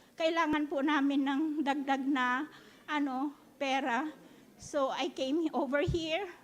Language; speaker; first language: Filipino; native; Filipino